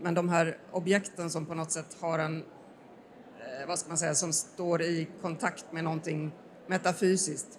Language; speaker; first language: Swedish; native; Swedish